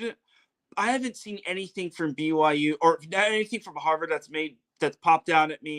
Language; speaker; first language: English; native; English